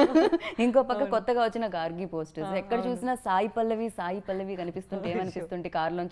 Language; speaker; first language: Telugu; native; Telugu